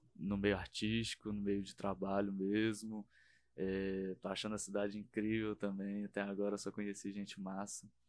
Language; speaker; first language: Portuguese; native; Portuguese